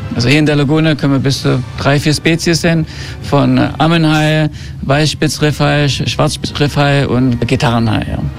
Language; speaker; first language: German; early bilingual, heritage; German